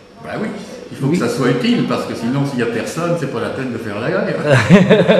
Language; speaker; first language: French; native; French